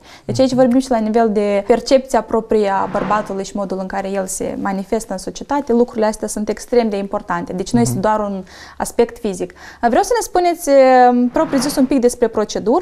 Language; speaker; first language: Romanian; native; Romanian